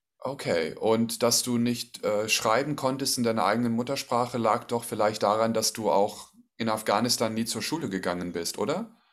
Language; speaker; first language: German; native; German